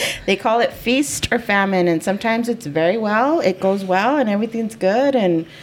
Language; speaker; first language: English; early bilingual, other home language; Spanish